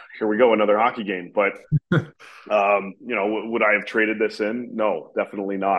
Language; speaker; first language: English; native; English